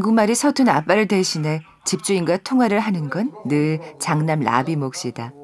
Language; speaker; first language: Korean; native; Korean